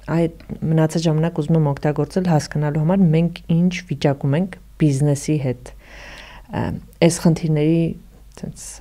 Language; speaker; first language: Armenian; native; Armenian